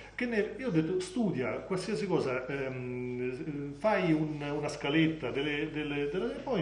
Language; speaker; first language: Italian; native; Italian